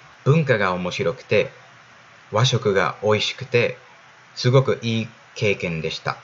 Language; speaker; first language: Japanese; non-native, fluent; English